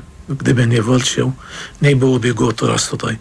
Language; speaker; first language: Polish; non-native, fluent; Arabic